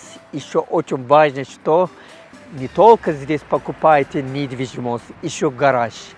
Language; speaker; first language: Russian; non-native, learner; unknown